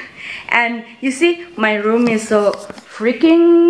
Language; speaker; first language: English; non-native, fluent; Indonesian